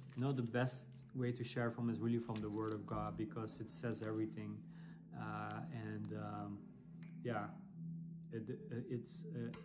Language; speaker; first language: English; non-native, fluent; Dutch